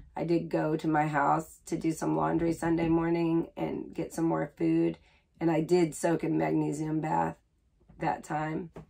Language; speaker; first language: English; native; English